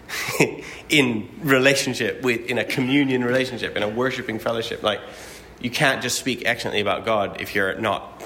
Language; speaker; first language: English; native; English